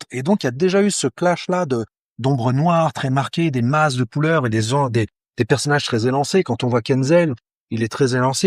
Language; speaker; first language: French; native; French